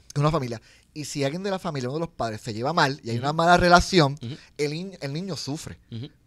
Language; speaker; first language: Spanish; native; Spanish